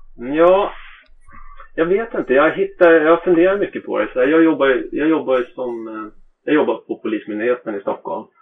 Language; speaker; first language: Swedish; native; Swedish